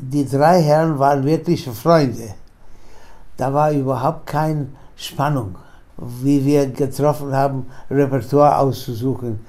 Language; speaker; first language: German; non-native, fluent; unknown